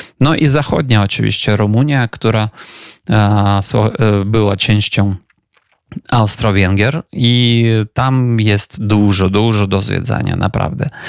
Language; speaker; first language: Polish; non-native, fluent; Ukrainian